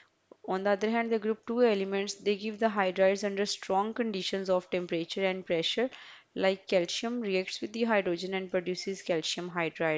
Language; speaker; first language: English; non-native, local second language; Urdu